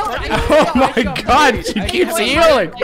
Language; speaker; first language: English; native; English